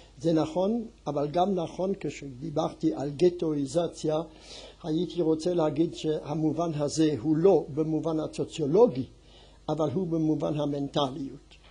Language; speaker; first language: Hebrew; non-native, fluent; French